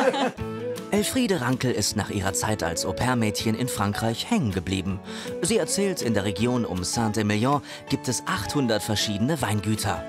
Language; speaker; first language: German; native; German